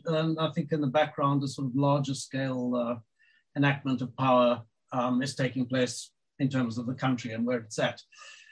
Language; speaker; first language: English; native; English